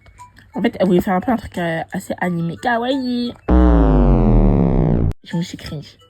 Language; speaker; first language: French; native; French